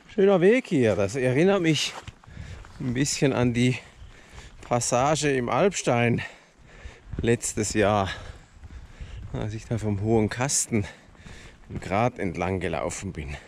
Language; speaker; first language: German; native; German